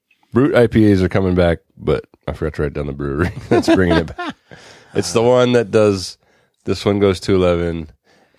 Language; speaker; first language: English; native; English